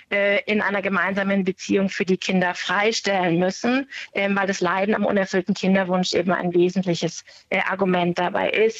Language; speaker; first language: German; native; German